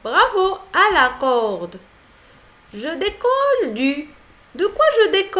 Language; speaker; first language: French; non-native, local second language; Arabic